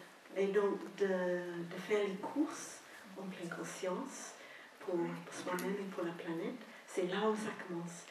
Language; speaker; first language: French; non-native, fluent; English